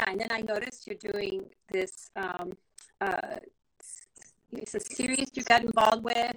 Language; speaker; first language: English; non-native, fluent; Spanish